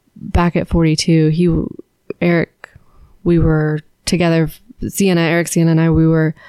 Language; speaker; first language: English; native; English